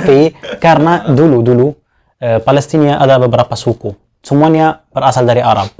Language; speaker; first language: Indonesian; non-native, fluent; Arabic